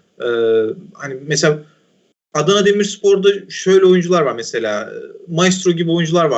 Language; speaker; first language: Turkish; native; Turkish